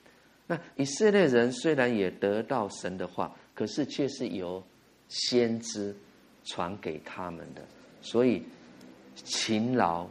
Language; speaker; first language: Chinese; native; Chinese